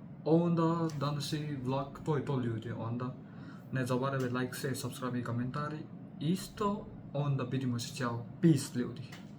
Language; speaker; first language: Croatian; non-native, learner; Nepali